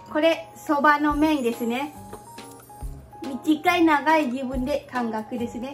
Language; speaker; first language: Japanese; non-native, learner; Lao